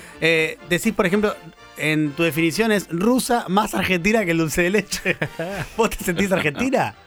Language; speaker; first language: Spanish; native; Spanish